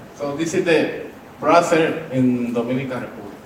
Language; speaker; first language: English; non-native, learner; Spanish